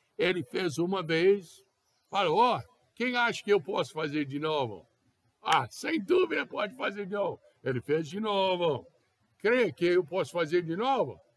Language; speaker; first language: Portuguese; non-native, fluent; English